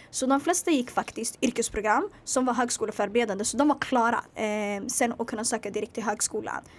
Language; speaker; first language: Swedish; native; Swedish